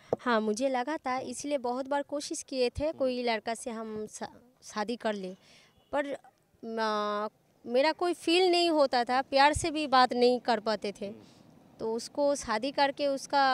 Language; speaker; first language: Hindi; non-native, local second language; Bangla